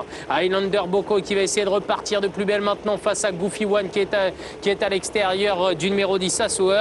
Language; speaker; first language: French; native; French